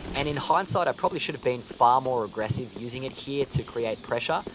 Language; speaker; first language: English; native; English